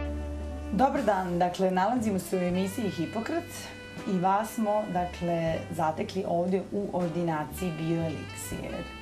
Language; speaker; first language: Serbian; native; Serbian